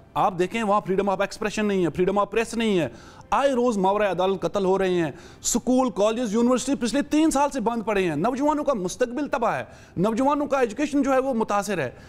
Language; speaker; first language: Urdu; non-native, local second language; Kashmiri